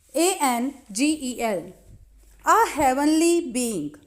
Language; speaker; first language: English; non-native, local second language; Punjabi